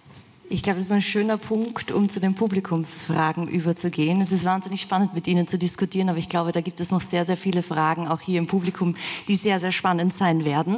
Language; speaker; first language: German; native; German